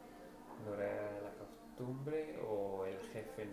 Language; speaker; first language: Spanish; non-native, fluent; English